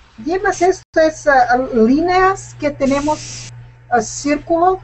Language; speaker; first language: Spanish; non-native, learner; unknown